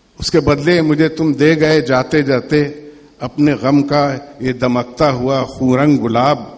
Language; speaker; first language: Urdu; native; Urdu